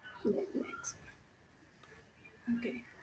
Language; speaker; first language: English; non-native, learner; Spanish